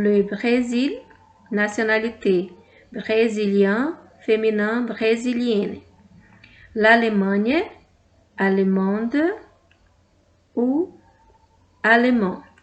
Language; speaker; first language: French; non-native, fluent; Portuguese